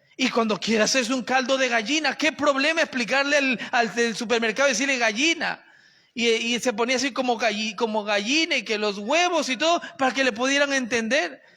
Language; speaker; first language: Spanish; native; Spanish